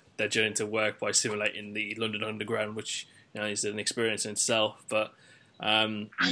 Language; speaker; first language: English; native; English